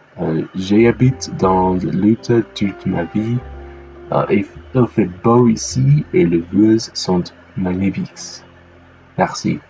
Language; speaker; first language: French; non-native, learner; English